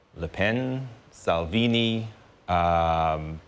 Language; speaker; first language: Spanish; non-native, fluent; English